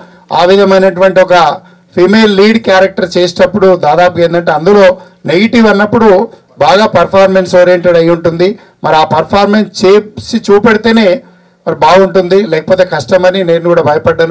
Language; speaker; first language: Telugu; native; Telugu